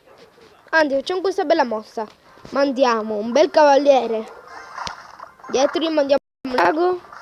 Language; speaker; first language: Italian; native; Italian